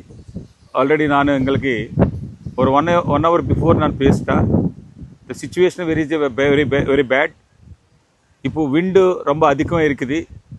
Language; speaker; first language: Tamil; non-native, local second language; Telugu